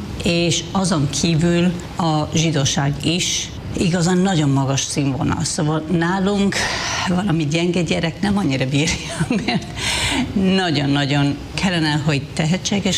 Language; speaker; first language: Hungarian; non-native, fluent; Hebrew